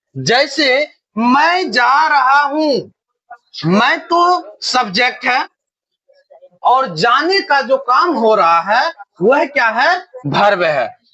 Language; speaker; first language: Hindi; native; Hindi